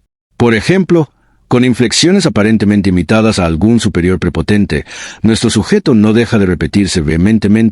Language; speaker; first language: Spanish; native; Spanish